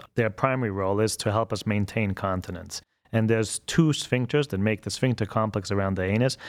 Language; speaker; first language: English; non-native, fluent; German